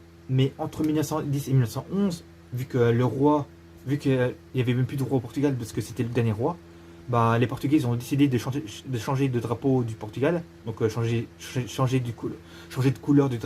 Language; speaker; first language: French; native; French